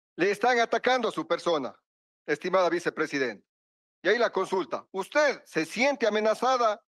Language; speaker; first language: Spanish; native; Spanish